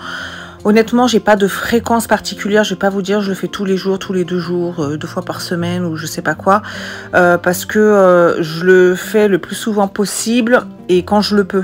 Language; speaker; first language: French; native; French